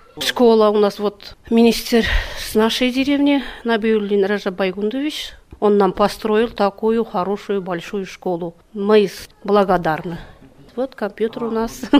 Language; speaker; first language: Russian; non-native, local second language; Bashkir